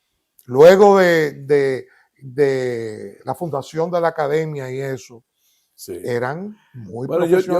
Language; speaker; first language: Spanish; native; Spanish